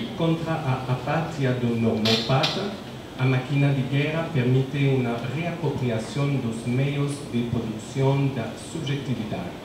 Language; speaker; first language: Portuguese; non-native, learner; French